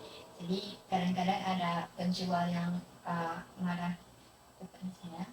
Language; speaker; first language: Indonesian; non-native, fluent; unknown